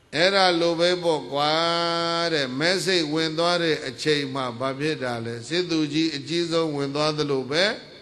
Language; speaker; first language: Burmese; native; Burmese